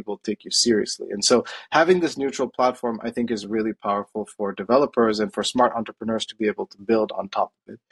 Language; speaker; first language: English; non-native, local second language; Tamil